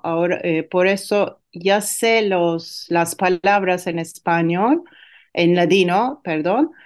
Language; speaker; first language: Spanish; non-native, fluent; Turkish